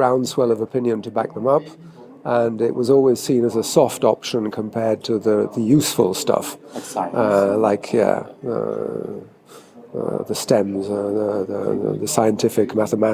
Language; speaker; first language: English; native; English